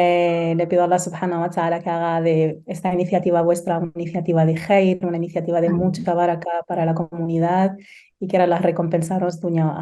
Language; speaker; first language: Spanish; early bilingual, other home language; Arabic